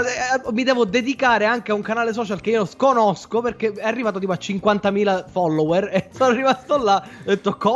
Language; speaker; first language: Italian; native; Italian